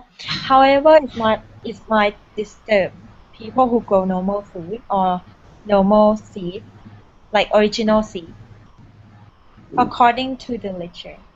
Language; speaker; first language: English; non-native, learner; Thai